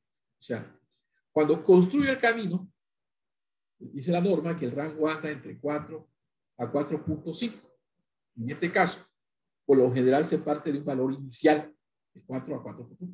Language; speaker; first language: Spanish; native; Spanish